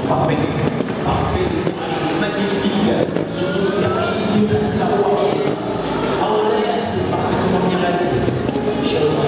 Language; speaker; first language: French; native; French